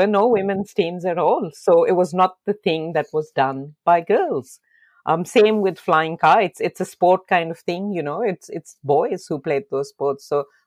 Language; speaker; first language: English; non-native, local second language; Urdu